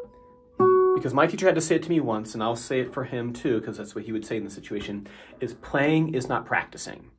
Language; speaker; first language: English; native; English